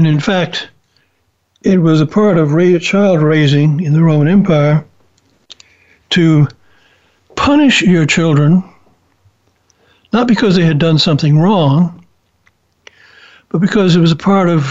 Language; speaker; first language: English; native; English